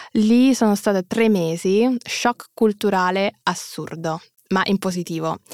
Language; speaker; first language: Italian; early bilingual, other home language; Russian